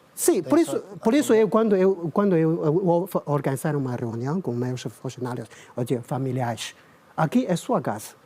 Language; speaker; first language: Portuguese; non-native, learner; Chinese